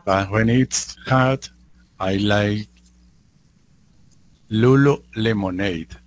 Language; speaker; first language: English; non-native, learner; Spanish